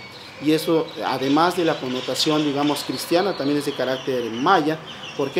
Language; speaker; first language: Spanish; native; Spanish